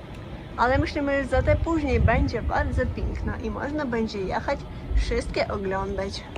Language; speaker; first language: Polish; non-native, learner; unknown